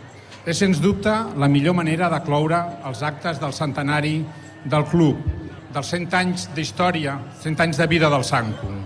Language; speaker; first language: Catalan; native; Catalan